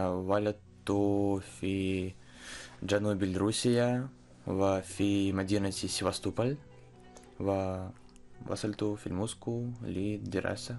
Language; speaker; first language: Arabic; non-native, learner; Russian